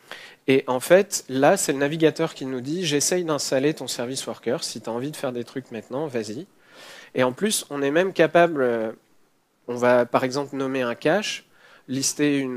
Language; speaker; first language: French; native; French